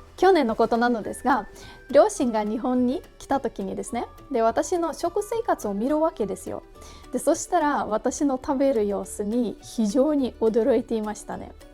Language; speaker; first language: Japanese; non-native, fluent; Russian